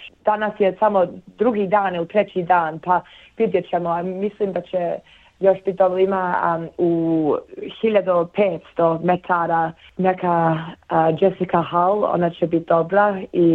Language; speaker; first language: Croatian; early bilingual, heritage; Bosnian